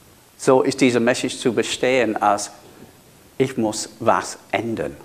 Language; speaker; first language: German; non-native, fluent; English